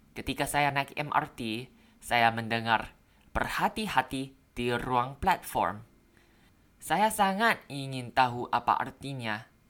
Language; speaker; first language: Indonesian; non-native, learner; Thai